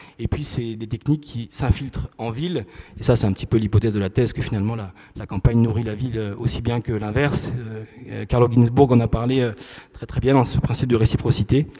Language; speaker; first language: French; native; French